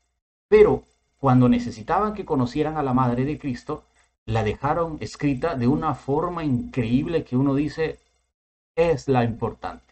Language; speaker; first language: Spanish; native; Spanish